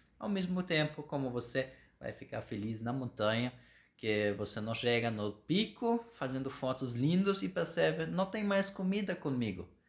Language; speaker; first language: Portuguese; non-native, fluent; German